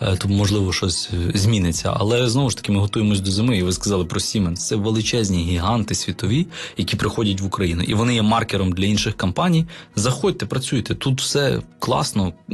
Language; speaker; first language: Ukrainian; native; Ukrainian